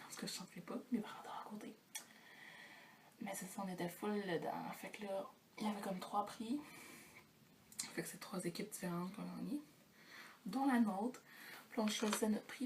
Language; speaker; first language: French; native; French